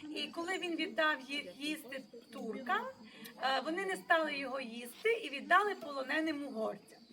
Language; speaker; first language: Ukrainian; native; Ukrainian